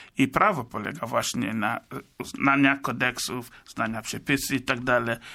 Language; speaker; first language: Polish; non-native, fluent; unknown